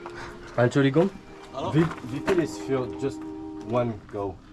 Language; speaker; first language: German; non-native, local second language; French